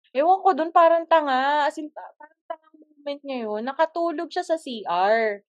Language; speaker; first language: Filipino; native; Filipino